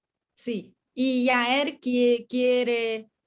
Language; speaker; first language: Spanish; non-native, learner; English